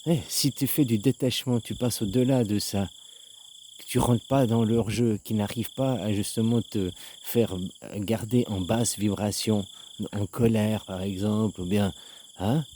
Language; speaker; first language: French; native; French